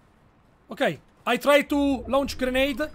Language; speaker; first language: English; non-native, learner; Italian